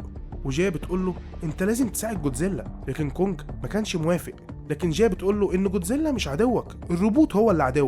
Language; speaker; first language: Arabic; native; Arabic